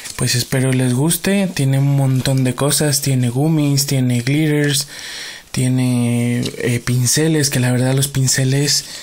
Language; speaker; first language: Spanish; native; Spanish